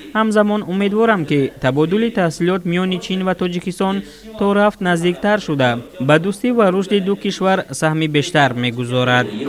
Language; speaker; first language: Tajik; non-native, learner; Chinese